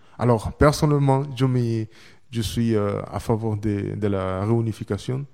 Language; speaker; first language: French; non-native, fluent; Chinese